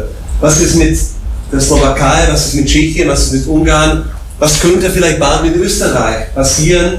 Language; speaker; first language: German; non-native, fluent; Slovak